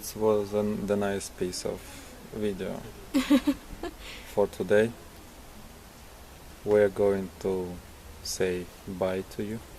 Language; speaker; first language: English; non-native, learner; Ukrainian